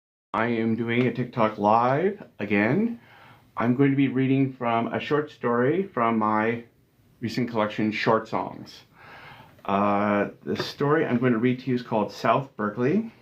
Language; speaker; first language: English; native; English